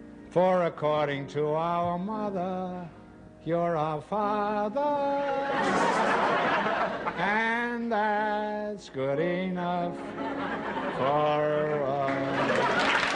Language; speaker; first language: English; native; English